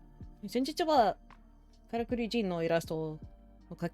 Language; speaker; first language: Japanese; non-native, learner; English